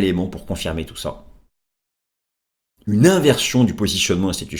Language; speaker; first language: French; native; French